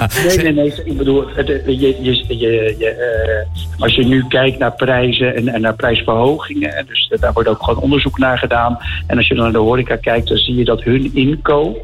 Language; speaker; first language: Dutch; native; Dutch